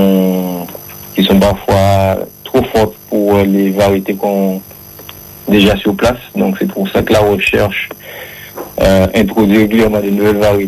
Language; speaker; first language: French; native; French